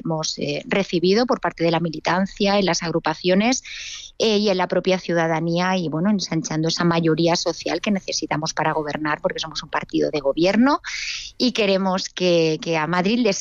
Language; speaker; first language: Spanish; native; Spanish